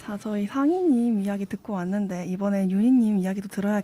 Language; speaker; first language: Korean; native; Korean